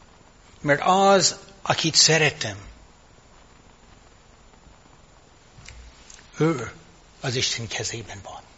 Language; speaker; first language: Hungarian; non-native, fluent; English